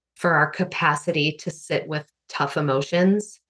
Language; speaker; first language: English; native; English